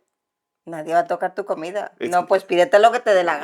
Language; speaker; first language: Spanish; native; Spanish